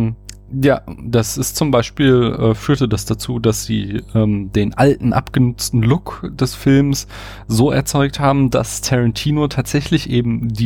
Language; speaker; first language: German; native; German